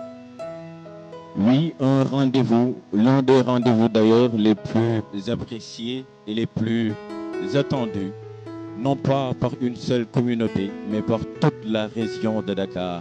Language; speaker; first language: French; non-native, local second language; Wolof